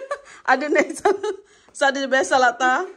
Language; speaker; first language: Turkish; non-native, learner; Filipino